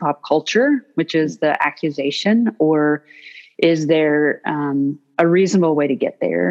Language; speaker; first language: English; native; English